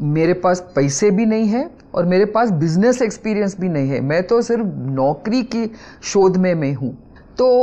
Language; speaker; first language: Hindi; non-native, local second language; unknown